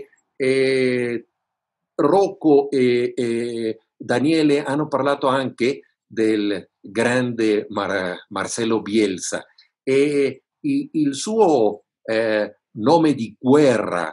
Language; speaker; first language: Italian; non-native, fluent; Spanish